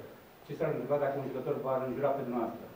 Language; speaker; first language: Romanian; native; Romanian